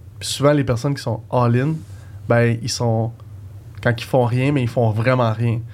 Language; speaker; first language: French; native; French